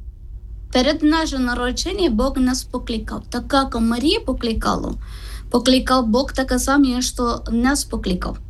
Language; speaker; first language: Ukrainian; non-native, learner; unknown